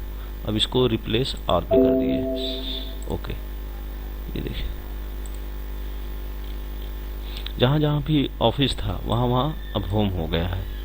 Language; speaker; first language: Hindi; native; Hindi